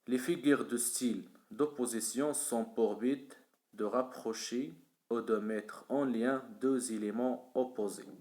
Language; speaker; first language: French; non-native, local second language; Arabic